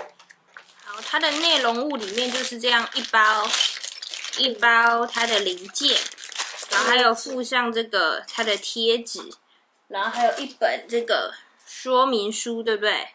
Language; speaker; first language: Chinese; native; Chinese